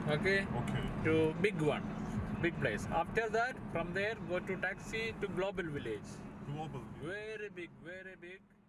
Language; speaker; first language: English; non-native, learner; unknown